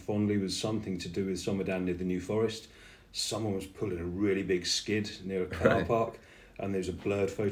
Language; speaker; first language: English; native; English